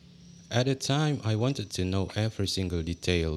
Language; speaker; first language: English; non-native, fluent; Indonesian